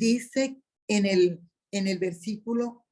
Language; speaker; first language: Spanish; native; Spanish